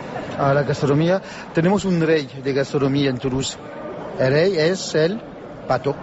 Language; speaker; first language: Spanish; non-native, learner; French